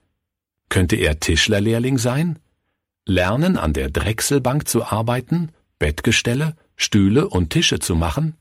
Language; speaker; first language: German; native; German